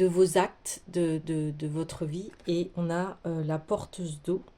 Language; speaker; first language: French; native; French